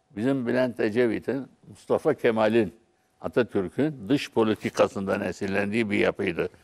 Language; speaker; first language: Turkish; non-native, local second language; Arabic